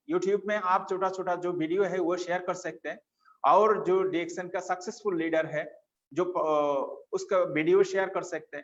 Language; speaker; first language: Hindi; non-native, fluent; Bangla